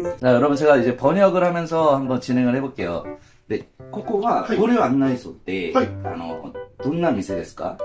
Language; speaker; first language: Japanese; non-native, learner; Korean